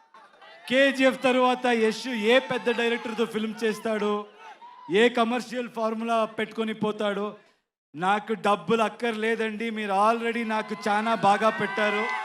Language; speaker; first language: Telugu; non-native, learner; Kannada